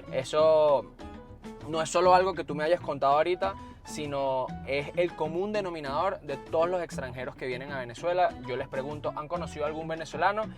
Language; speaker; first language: Spanish; native; Spanish